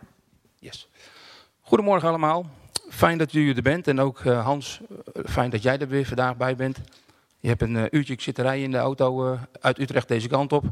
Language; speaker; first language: Dutch; native; Dutch